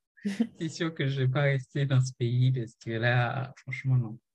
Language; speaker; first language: French; non-native, local second language; Haitian Creole